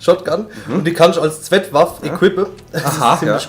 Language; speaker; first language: German; native; German